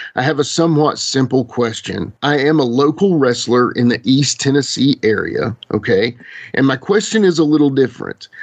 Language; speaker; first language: English; native; English